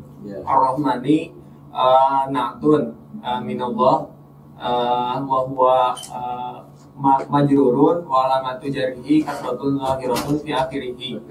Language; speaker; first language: Arabic; non-native, learner; Indonesian